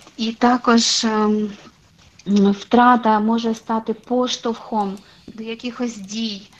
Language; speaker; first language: Ukrainian; non-native, local second language; Russian